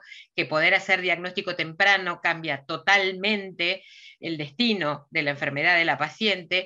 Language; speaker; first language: Spanish; native; Spanish